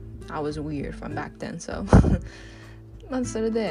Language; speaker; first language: English; non-native, fluent; Japanese